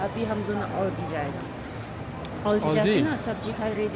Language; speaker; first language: Hindi; non-native, learner; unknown